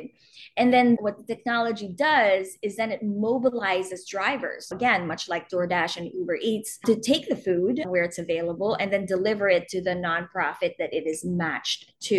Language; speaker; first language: English; non-native, local second language; Filipino